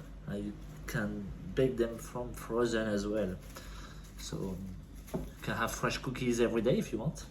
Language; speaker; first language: English; non-native, fluent; French